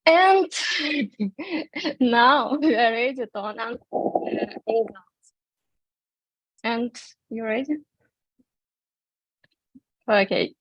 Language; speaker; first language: English; non-native, fluent; Russian